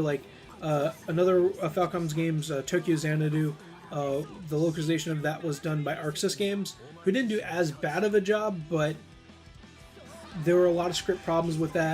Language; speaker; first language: English; native; English